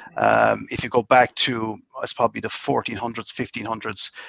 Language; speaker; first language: English; native; English